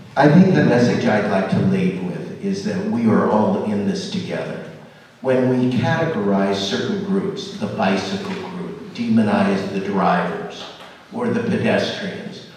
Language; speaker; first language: English; native; English